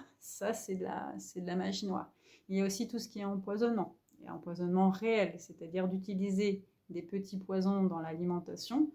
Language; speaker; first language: French; native; French